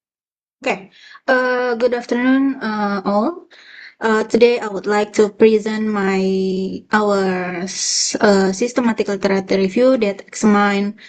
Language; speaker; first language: English; non-native, fluent; Indonesian